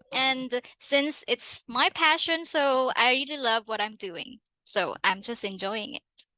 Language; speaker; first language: English; non-native, fluent; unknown